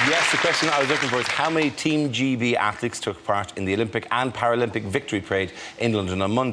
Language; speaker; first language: English; native; English